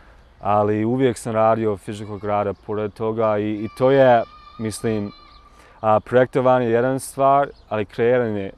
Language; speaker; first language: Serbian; non-native, learner; English